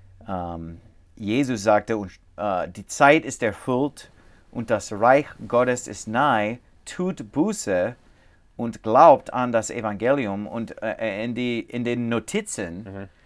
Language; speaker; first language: German; non-native, learner; English